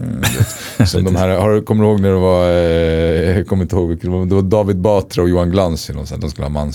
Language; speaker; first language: Swedish; native; Swedish